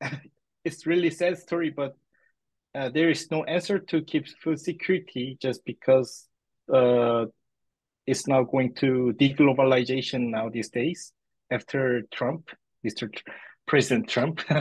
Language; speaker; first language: English; non-native, fluent; Korean